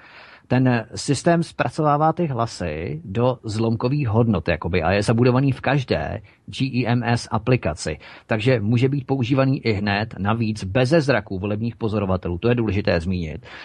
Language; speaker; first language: Czech; native; Czech